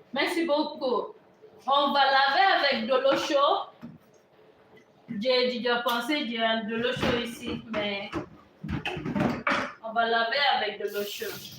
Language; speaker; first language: French; non-native, learner; English